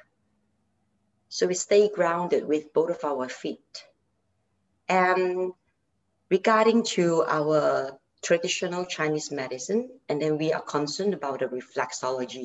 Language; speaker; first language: English; non-native, local second language; Chinese